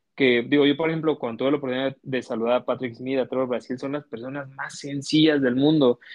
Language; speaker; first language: Spanish; native; Spanish